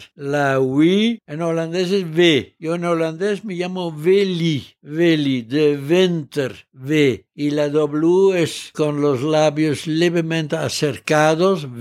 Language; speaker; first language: Spanish; early bilingual, heritage; Dutch